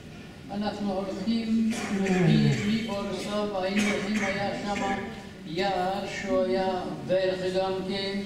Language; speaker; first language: Hebrew; non-native, fluent; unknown